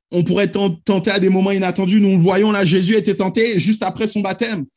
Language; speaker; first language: French; native; French